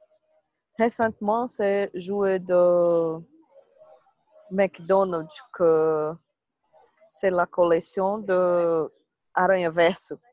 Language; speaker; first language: French; non-native, learner; Portuguese